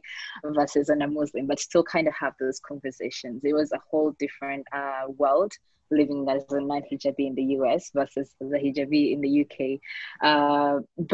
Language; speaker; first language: English; non-native, local second language; Ganda